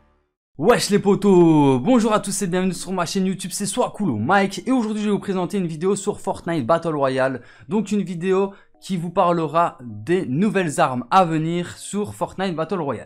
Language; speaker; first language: French; native; French